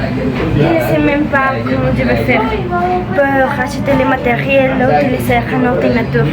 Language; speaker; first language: French; non-native, learner; Spanish